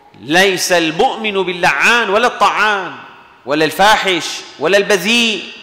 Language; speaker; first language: Arabic; native; Arabic